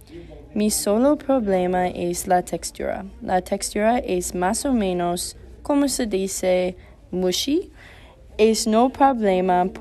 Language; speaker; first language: Spanish; non-native, learner; English